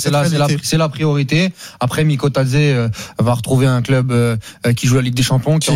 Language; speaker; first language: French; native; French